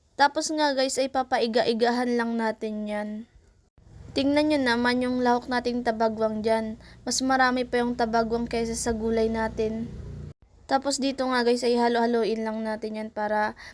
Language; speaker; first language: Filipino; non-native, local second language; Bikol